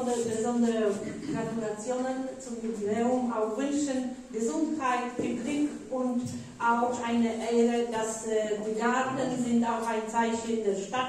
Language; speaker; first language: German; non-native, learner; Polish